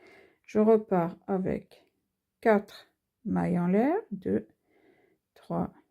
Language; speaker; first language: French; native; French